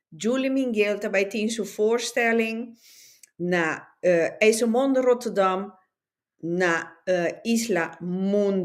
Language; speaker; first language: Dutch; non-native, local second language; Papiamento